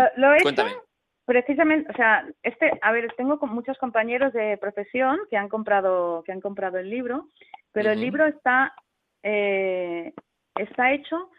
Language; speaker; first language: Spanish; native; Spanish